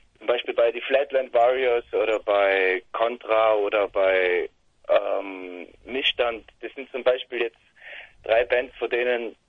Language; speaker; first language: German; native; German